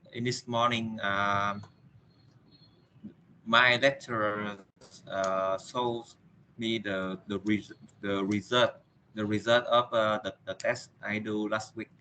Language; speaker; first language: English; non-native, learner; Vietnamese